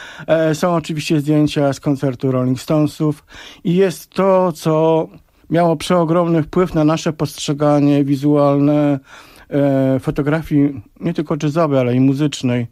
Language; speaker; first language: Polish; native; Polish